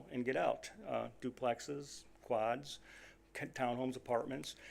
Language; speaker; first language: English; native; English